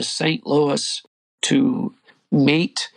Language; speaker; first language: English; native; English